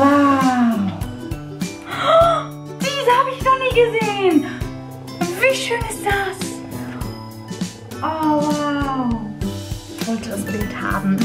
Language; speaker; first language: German; non-native, fluent; Dutch